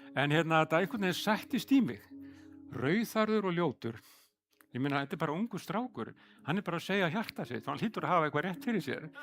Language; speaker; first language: Icelandic; native; Icelandic